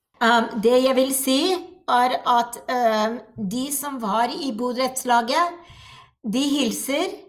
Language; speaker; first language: Norwegian; non-native, fluent; English